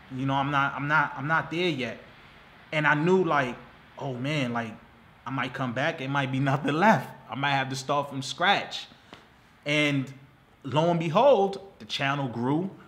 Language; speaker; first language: English; native; English